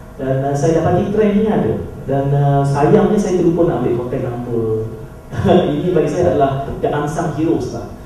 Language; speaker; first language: Malay; native; Malay